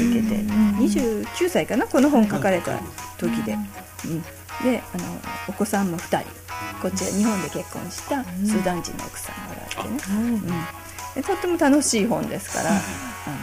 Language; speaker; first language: Japanese; native; Japanese